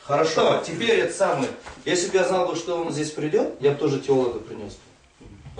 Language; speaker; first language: Russian; native; Russian